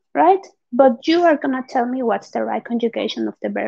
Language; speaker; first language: English; non-native, fluent; Spanish